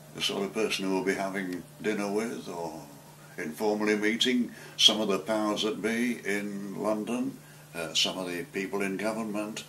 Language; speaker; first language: English; native; English